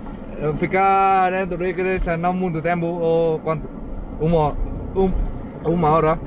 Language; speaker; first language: Spanish; non-native, learner; Vietnamese